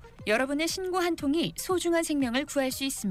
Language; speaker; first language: Korean; native; Korean